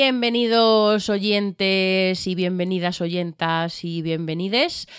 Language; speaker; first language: Spanish; native; Spanish